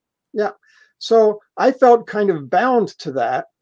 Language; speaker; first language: English; native; English